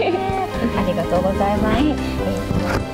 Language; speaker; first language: Japanese; native; Japanese